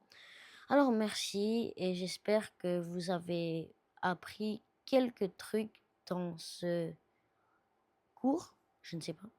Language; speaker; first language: French; non-native, learner; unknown